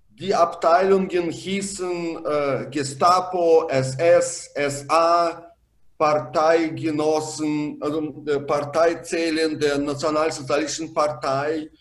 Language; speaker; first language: German; non-native, fluent; Russian